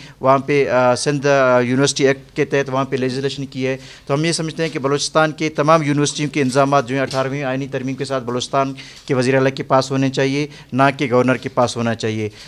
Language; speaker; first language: Urdu; non-native, local second language; Baluchi